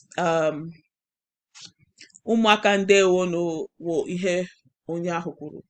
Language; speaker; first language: Igbo; non-native, learner; English